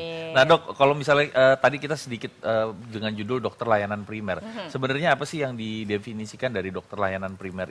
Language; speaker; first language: Indonesian; native; Indonesian